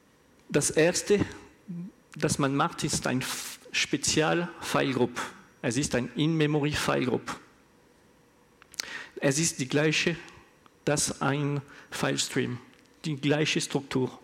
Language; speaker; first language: German; non-native, learner; French